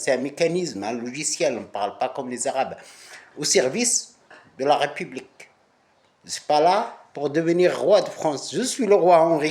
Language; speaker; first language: French; non-native, local second language; Arabic